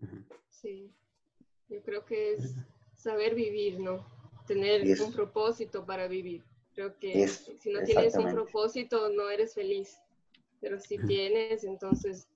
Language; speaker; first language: Spanish; early bilingual, other home language; Portuguese